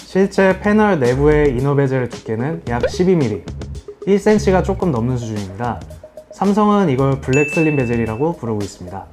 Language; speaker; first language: Korean; native; Korean